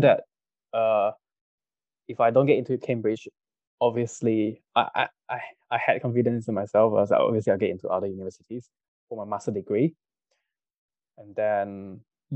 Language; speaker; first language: English; non-native, local second language; Cantonese